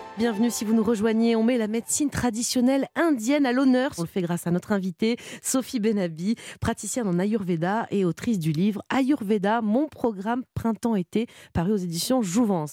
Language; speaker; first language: French; native; French